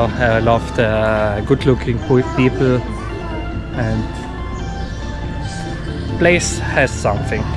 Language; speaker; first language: English; non-native, fluent; German